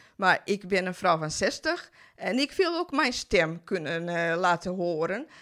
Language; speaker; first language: Dutch; non-native, fluent; Portuguese